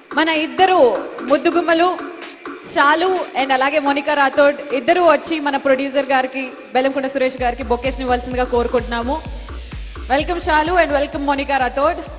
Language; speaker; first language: Telugu; native; Telugu